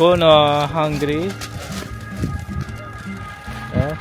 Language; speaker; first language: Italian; non-native, learner; Filipino